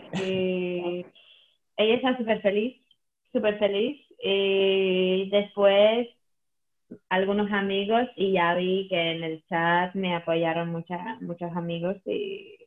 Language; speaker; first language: Spanish; non-native, fluent; Latvian